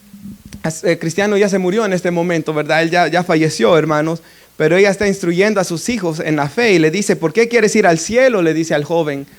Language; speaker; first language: Spanish; native; Spanish